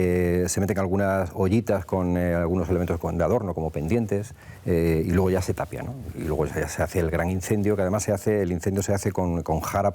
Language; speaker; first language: Spanish; native; Spanish